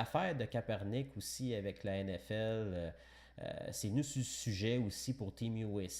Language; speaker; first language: French; native; French